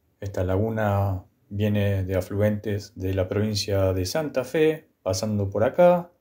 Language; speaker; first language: Spanish; native; Spanish